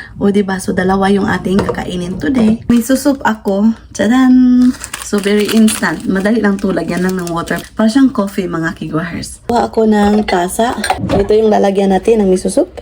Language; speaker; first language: Filipino; non-native, local second language; Cebuano